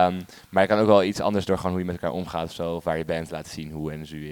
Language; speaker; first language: Dutch; native; Dutch